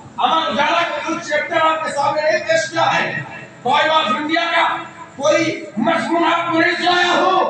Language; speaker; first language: Urdu; native; Urdu